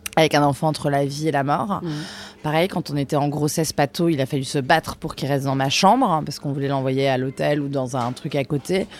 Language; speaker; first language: French; native; French